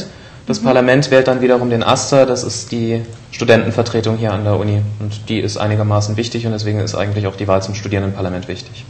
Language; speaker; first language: German; native; German